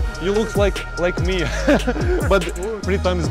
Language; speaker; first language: English; non-native, learner; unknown